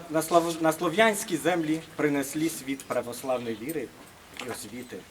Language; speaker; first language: Ukrainian; early bilingual, heritage; Ukrainian